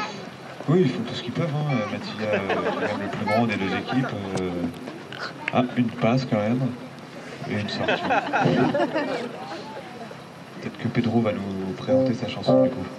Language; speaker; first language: French; native; French